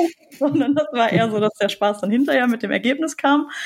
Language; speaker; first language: German; native; German